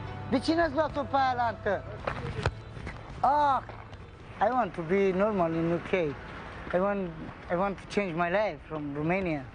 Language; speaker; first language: English; non-native, learner; Romanian